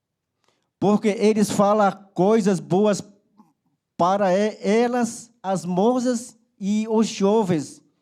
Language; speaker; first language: Portuguese; non-native, local second language; Yanomámi